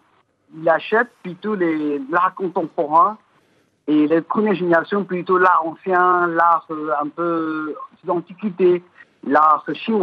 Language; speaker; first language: French; non-native, fluent; Chinese